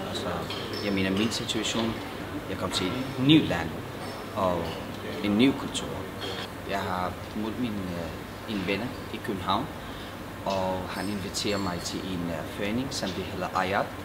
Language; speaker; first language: Danish; non-native, learner; Persian